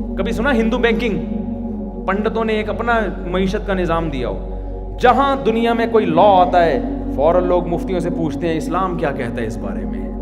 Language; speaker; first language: Urdu; native; Urdu